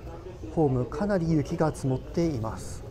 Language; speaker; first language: Japanese; native; Japanese